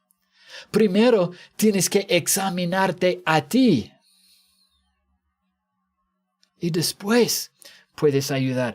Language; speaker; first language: Spanish; non-native, fluent; English